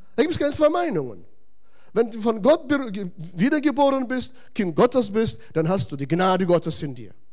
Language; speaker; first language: German; non-native, fluent; Russian